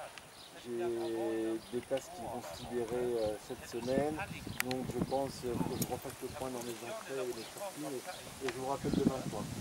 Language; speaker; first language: French; native; French